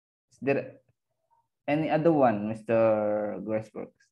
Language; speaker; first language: English; non-native, fluent; Indonesian